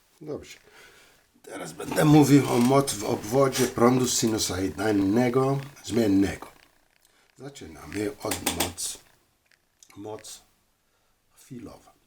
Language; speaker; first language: Polish; non-native, learner; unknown